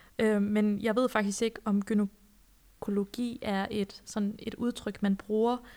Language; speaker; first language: Danish; early bilingual, other home language; Persian